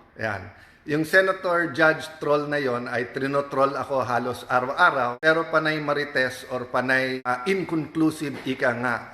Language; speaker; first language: Filipino; native; Filipino